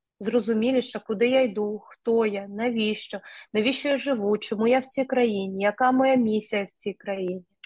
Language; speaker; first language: Ukrainian; non-native, local second language; Russian